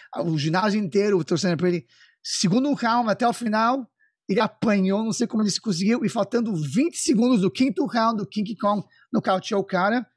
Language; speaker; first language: Portuguese; non-native, fluent; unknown